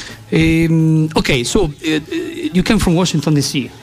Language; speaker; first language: English; non-native, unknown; Italian